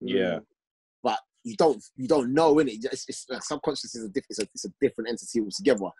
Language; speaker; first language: English; native; English